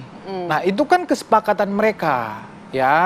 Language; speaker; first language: Indonesian; native; Indonesian